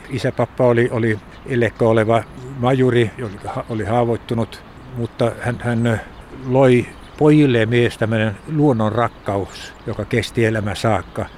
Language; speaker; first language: Finnish; native; Finnish